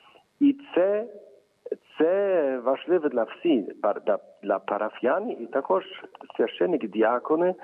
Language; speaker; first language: Ukrainian; early bilingual, heritage; Ukrainian